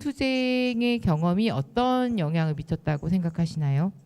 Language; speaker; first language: Korean; native; Korean